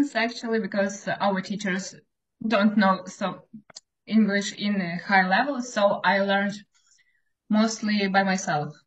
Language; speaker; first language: English; non-native, fluent; Ukrainian